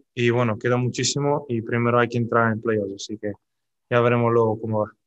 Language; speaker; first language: Spanish; non-native, fluent; Slovenian